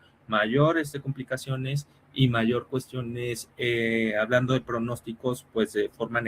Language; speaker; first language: Spanish; native; Spanish